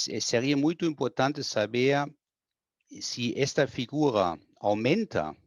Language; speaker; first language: Portuguese; non-native, fluent; German